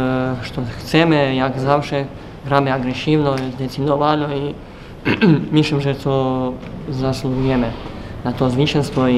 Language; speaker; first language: Polish; non-native, learner; Serbian